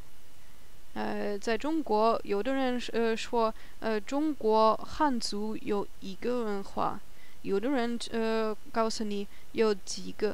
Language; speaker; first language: Chinese; non-native, learner; German